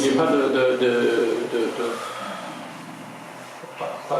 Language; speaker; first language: French; non-native, fluent; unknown